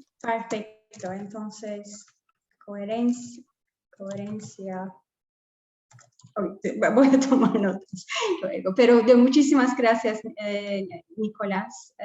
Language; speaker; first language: Spanish; non-native, fluent; English